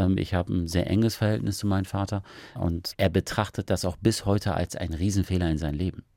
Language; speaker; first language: German; early bilingual, other home language; Persian